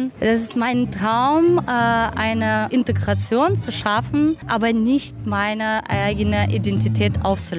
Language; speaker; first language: German; non-native, fluent; Ukrainian